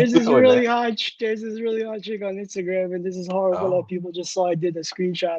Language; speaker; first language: English; native; English